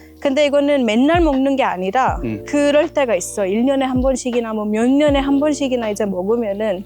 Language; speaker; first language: Korean; non-native, fluent; Kannada